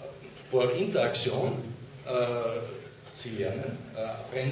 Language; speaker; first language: Spanish; non-native, fluent; German